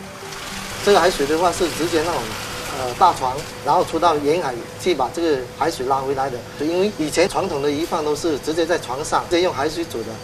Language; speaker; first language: Chinese; non-native, local second language; Min Nan Chinese